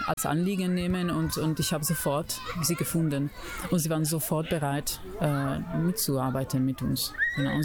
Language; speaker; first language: German; non-native, fluent; Italian